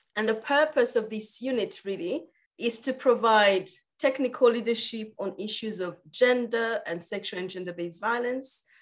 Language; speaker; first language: English; non-native, local second language; Kinyarwanda